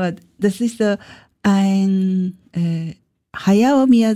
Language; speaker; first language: German; non-native, learner; Japanese